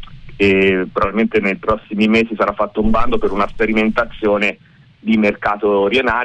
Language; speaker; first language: Italian; native; Italian